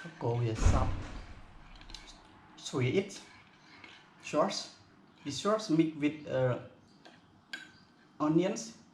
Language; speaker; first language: English; non-native, local second language; Khmer